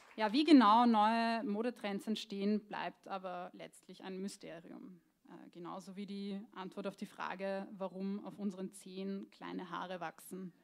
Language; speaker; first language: German; early bilingual, other home language; Croatian